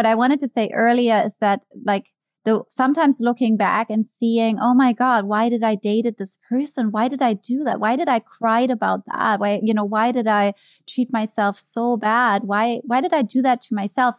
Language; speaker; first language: English; non-native, fluent; German